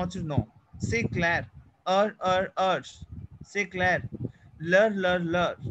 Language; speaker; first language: French; non-native, fluent; Hindi